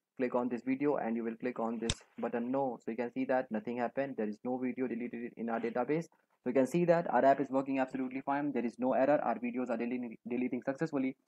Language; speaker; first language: English; non-native, local second language; Hindi